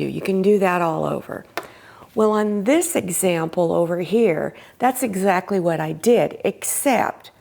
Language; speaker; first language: English; native; English